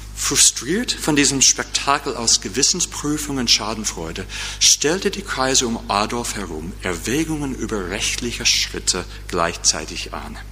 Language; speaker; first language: German; non-native, fluent; English